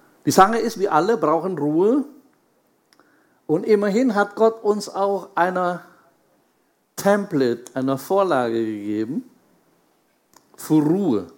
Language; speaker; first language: German; non-native, fluent; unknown